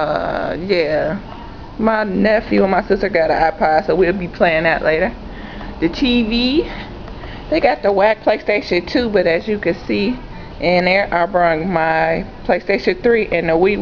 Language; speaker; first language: English; native; English